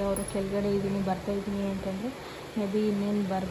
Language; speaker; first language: Kannada; native; Kannada